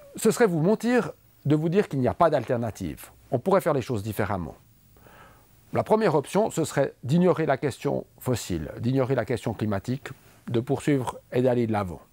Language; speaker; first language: French; native; French